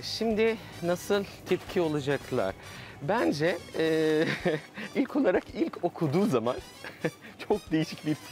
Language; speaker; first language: Turkish; non-native, fluent; Arabic